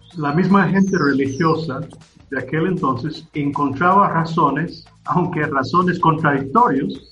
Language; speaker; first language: Spanish; non-native, fluent; English